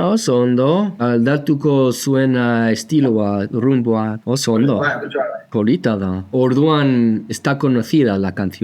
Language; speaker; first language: Basque; non-native, learner; English